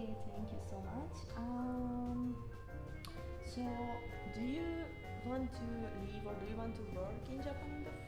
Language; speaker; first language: English; non-native, fluent; Japanese